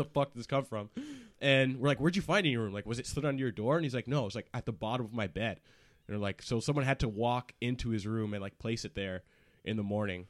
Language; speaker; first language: English; native; English